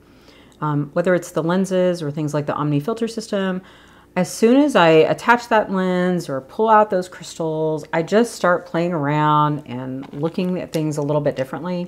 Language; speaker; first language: English; native; English